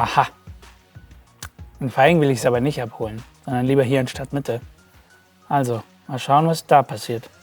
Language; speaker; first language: German; native; German